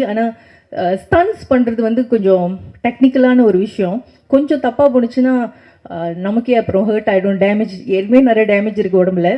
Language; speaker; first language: Tamil; native; Tamil